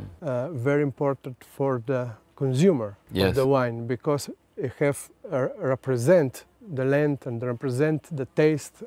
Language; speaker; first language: English; non-native, learner; Slovenian